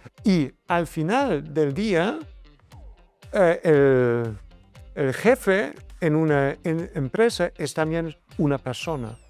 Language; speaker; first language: Spanish; non-native, fluent; German